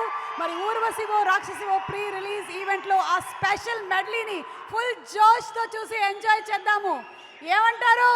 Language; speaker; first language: Telugu; native; Telugu